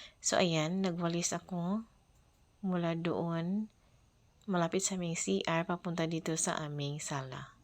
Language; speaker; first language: Filipino; non-native, local second language; Cebuano